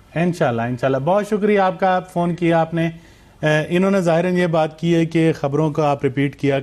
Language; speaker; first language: Urdu; native; Urdu